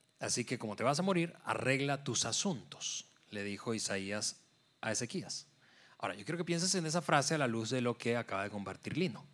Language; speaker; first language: Spanish; native; Spanish